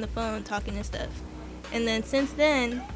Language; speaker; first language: English; native; English